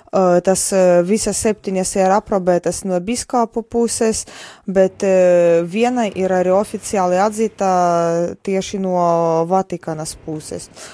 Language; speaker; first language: Latvian; non-native, fluent; Polish